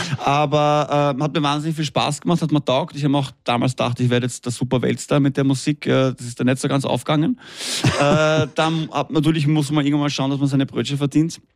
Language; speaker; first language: German; native; German